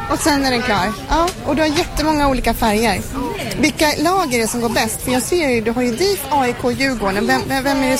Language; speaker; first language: Swedish; native; Swedish